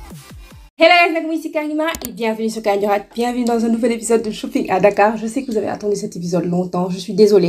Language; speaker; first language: French; non-native, local second language; Wolof